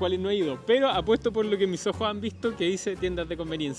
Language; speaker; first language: Spanish; native; Spanish